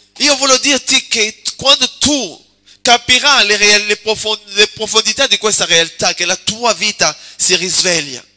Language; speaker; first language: Italian; non-native, fluent; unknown